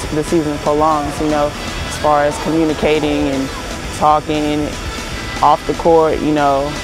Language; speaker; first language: English; native; English